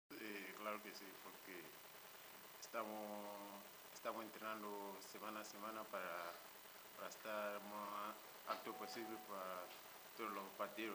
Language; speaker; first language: Spanish; non-native, learner; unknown